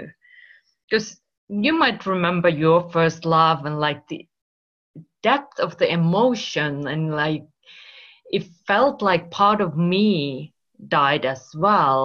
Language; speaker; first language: English; non-native, fluent; Finnish